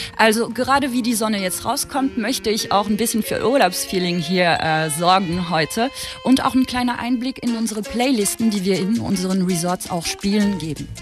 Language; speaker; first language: German; non-native, local second language; French